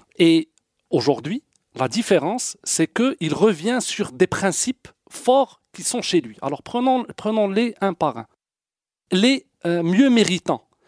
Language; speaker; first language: French; non-native, local second language; Arabic